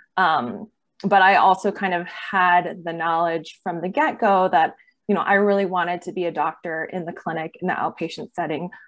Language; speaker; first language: English; native; English